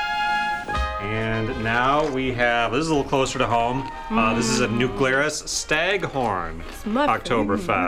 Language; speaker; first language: English; native; English